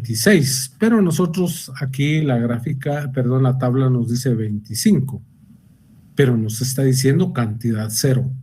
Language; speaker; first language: Spanish; native; Spanish